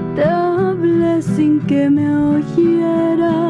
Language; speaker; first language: Spanish; early bilingual, heritage; Spanish